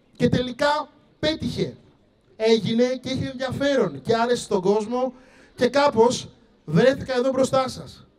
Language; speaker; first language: Greek; early bilingual, other home language; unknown